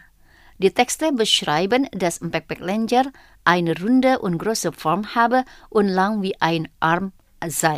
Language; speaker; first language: German; non-native, fluent; Indonesian